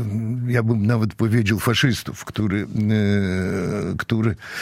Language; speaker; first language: Polish; non-native, fluent; Russian